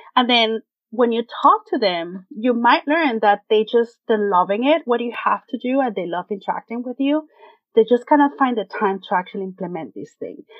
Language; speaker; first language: English; non-native, fluent; Spanish